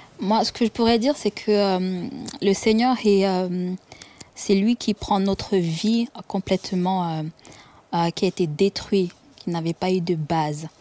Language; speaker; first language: French; non-native, local second language; Kinyarwanda